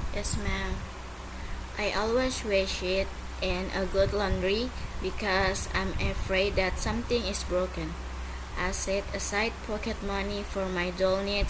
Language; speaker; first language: English; non-native, learner; Indonesian